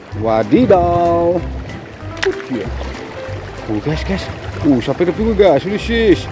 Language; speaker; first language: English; non-native, learner; Indonesian